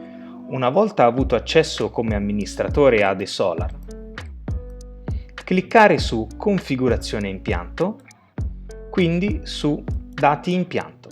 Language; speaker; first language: Italian; native; Italian